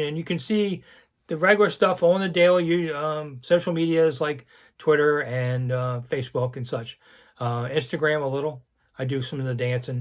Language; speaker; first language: English; native; English